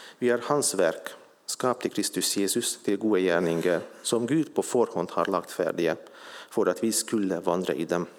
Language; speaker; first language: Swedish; non-native, fluent; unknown